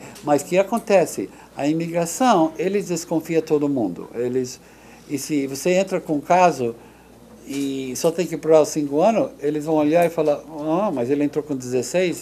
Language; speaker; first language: Portuguese; non-native, fluent; English